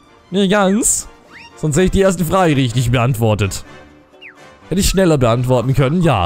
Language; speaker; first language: German; native; German